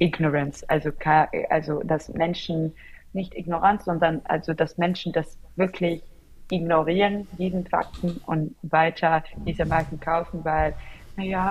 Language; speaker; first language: German; non-native, fluent; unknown